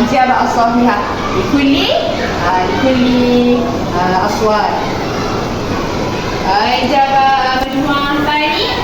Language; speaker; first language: Arabic; non-native, learner; Malay